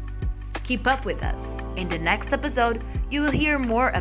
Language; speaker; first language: English; non-native, fluent; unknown